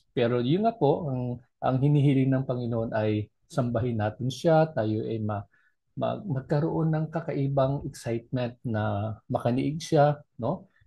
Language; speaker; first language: Filipino; non-native, local second language; Cebuano